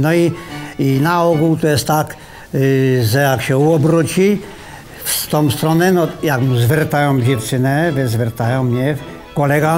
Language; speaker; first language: Polish; native; Polish